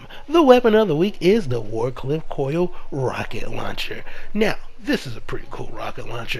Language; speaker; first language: English; native; English